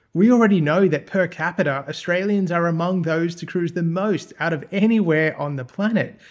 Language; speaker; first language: English; native; English